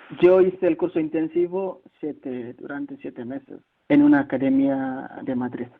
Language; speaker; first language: Spanish; non-native, fluent; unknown